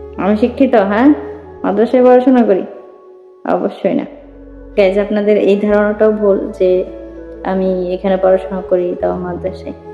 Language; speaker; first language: Bangla; native; Bangla